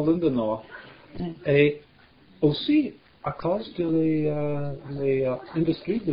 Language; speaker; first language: French; non-native, learner; English